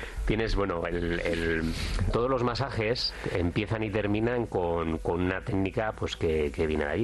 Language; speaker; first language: Spanish; native; Spanish